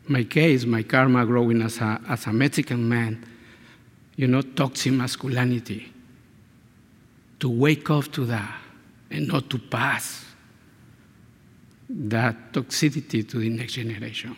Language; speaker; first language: English; non-native, fluent; Spanish